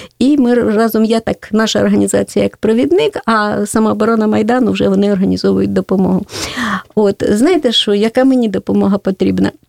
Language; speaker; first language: Ukrainian; native; Ukrainian